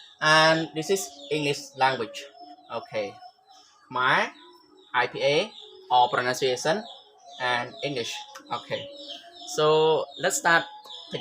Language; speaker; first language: English; non-native, learner; Khmer